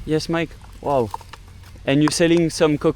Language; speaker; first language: English; non-native, learner; French